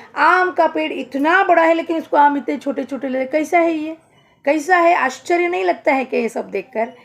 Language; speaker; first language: Hindi; non-native, local second language; Kannada